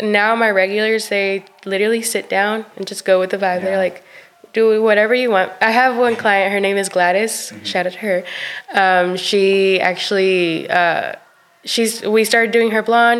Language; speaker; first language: English; native; English